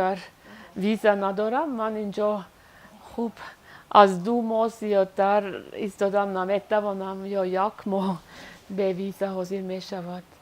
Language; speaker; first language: Persian; non-native, learner; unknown